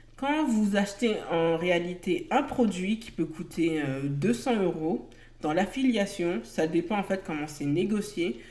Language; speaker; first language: French; native; French